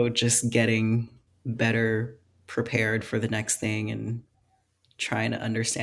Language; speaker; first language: English; non-native, local second language; Filipino